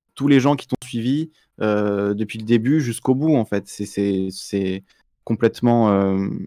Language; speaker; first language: French; native; French